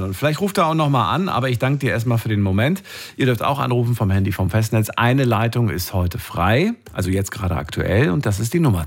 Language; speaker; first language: German; native; German